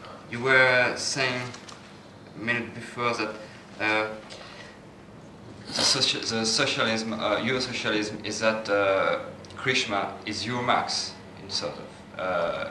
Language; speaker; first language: English; non-native, fluent; French